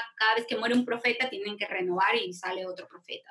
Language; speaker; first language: Spanish; native; Spanish